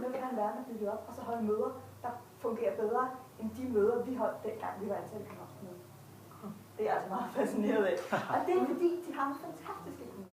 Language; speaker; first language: Danish; native; Danish